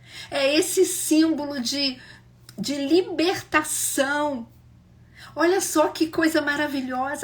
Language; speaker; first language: Portuguese; native; Portuguese